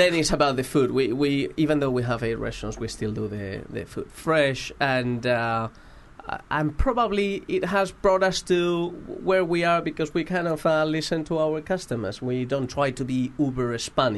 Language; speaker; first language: English; non-native, fluent; Spanish